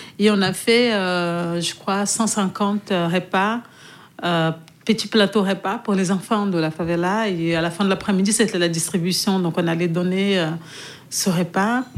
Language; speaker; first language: French; non-native, fluent; Portuguese